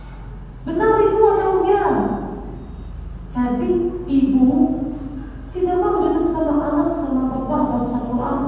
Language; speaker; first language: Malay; non-native, learner; Arabic